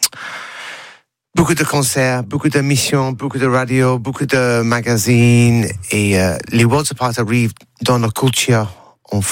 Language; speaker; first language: French; non-native, learner; English